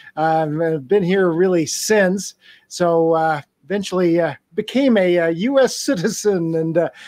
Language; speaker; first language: English; native; English